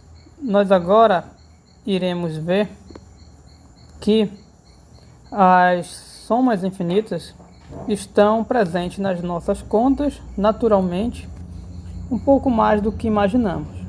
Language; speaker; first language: Portuguese; native; Portuguese